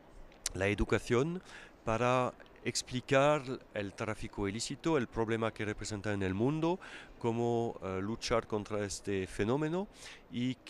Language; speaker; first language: Spanish; non-native, fluent; French